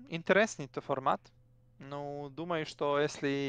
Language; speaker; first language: Russian; non-native, learner; Serbian